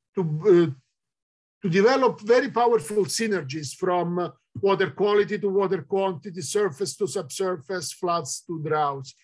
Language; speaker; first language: English; non-native, fluent; Italian